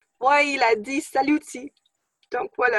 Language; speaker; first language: French; non-native, fluent; English